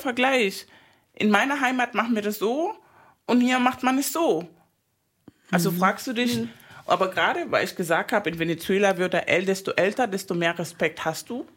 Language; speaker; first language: German; non-native, fluent; Spanish